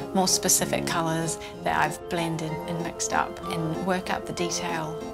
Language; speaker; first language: English; native; English